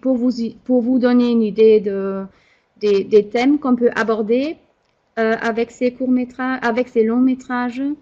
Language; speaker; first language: French; non-native, fluent; German